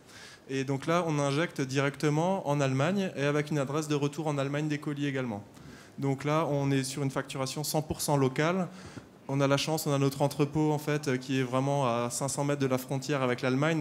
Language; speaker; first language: French; native; French